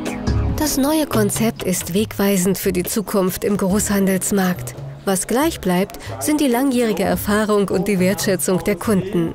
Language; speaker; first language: German; native; German